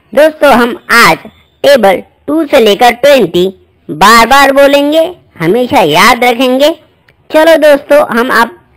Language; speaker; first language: Hindi; native; Hindi